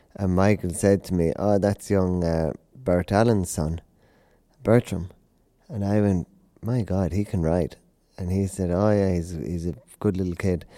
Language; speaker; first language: English; native; English